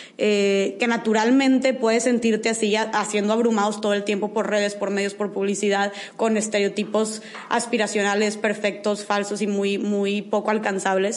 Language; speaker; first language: Spanish; native; Spanish